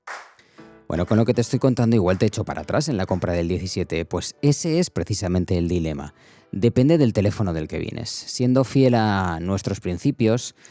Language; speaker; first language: Spanish; native; Spanish